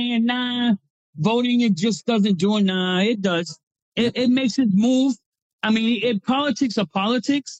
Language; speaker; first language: English; native; English